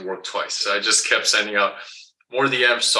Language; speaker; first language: English; non-native, fluent; Spanish